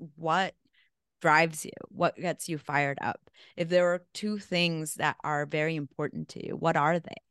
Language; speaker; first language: English; non-native, fluent; Spanish